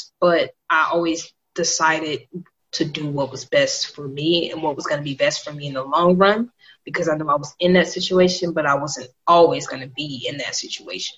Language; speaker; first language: English; native; English